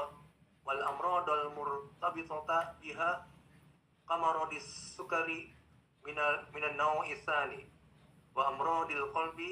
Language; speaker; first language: Arabic; non-native, learner; Indonesian